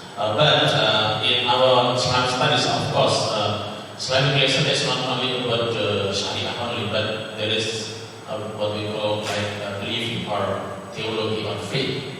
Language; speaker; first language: English; non-native, fluent; Indonesian